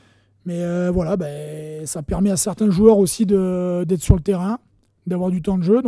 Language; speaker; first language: French; native; French